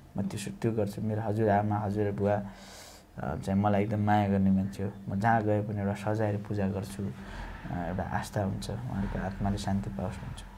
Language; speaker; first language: Nepali; non-native, local second language; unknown